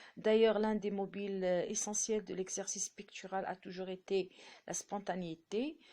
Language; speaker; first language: French; non-native, local second language; Arabic